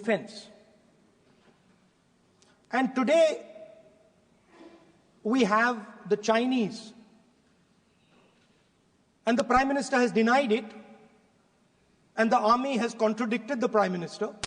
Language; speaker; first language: English; non-native, local second language; Hindi